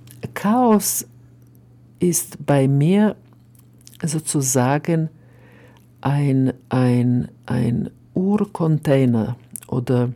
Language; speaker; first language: German; non-native, fluent; Croatian